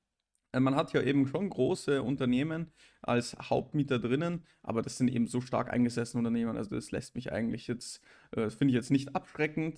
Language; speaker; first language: German; native; German